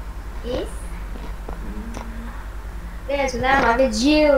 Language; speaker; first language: Vietnamese; native; Vietnamese